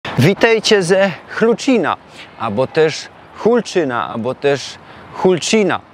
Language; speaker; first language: Polish; non-native, local second language; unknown